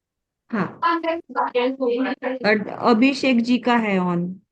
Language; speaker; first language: Hindi; native; Hindi